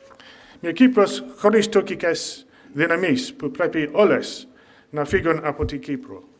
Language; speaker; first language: Greek; non-native, fluent; English